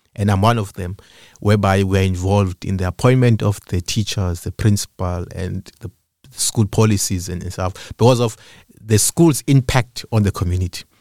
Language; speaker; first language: English; non-native, local second language; Xhosa